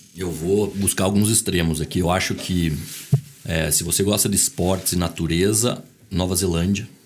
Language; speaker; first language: Portuguese; native; Portuguese